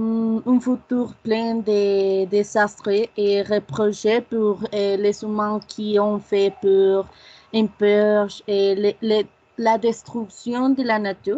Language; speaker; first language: French; non-native, learner; Spanish